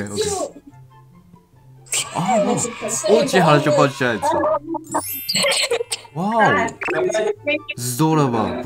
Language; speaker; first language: Russian; non-native, fluent; Japanese